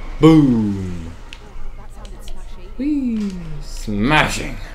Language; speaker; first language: English; native; English